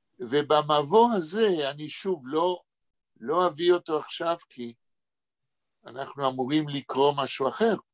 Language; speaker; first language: Hebrew; native; Hebrew